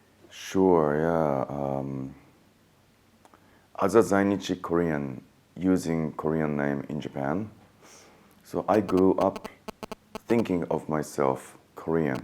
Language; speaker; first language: English; non-native, fluent; Japanese